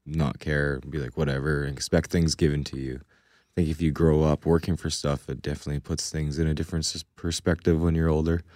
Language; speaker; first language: English; native; English